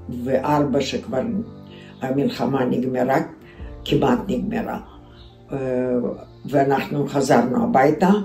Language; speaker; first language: Hebrew; non-native, fluent; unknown